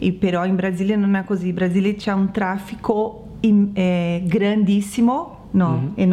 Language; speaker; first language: Italian; non-native, learner; Portuguese